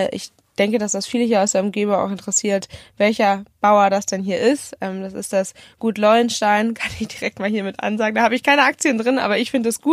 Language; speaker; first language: German; native; German